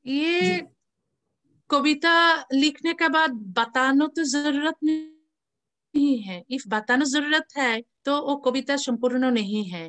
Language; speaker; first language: Hindi; non-native, learner; Bangla